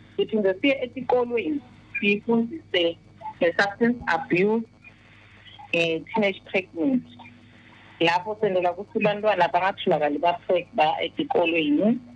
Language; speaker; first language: Zulu; non-native, local second language; Swati